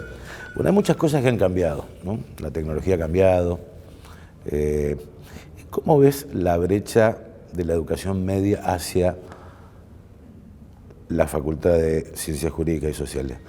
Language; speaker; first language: Spanish; native; Spanish